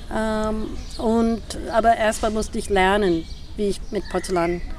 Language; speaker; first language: German; non-native, fluent; English